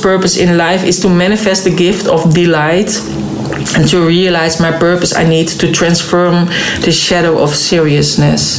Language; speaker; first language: English; non-native, fluent; Dutch